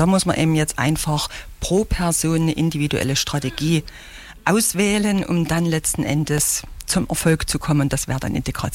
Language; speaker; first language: German; native; German